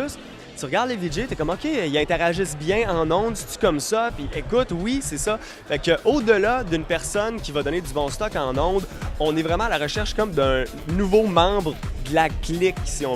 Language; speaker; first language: French; native; French